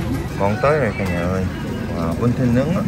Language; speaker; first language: Vietnamese; non-native, learner; Korean